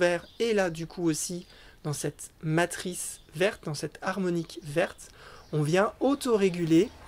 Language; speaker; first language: French; native; French